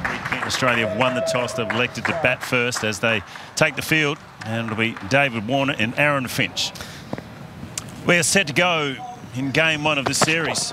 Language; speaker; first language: English; native; English